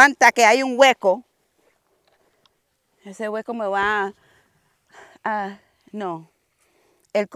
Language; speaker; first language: Spanish; non-native, learner; English